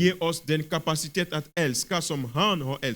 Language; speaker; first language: Swedish; non-native, fluent; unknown